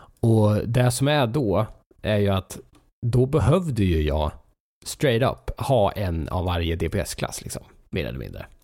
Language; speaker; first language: Swedish; native; Swedish